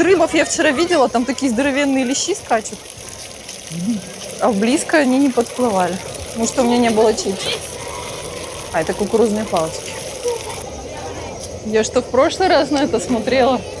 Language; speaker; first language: Russian; native; Russian